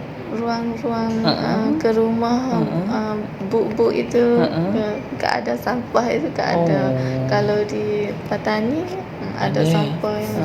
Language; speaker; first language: Indonesian; non-native, learner; Malay